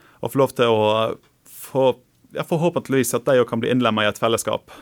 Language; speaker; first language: Norwegian; native; Norwegian